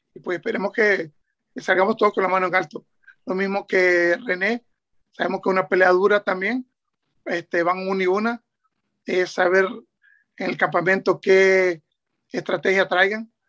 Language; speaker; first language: Spanish; native; Spanish